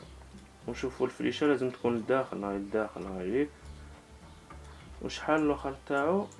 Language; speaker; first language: Arabic; native; Arabic